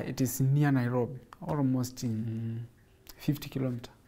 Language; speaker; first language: English; non-native, local second language; Kamba